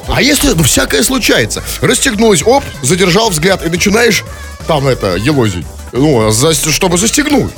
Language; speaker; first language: Russian; native; Russian